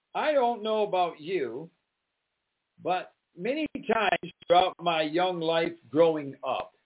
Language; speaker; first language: English; native; English